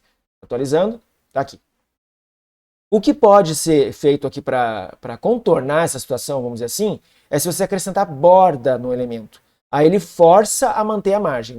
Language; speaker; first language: Portuguese; native; Portuguese